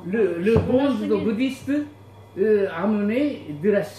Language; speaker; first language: French; non-native, learner; Japanese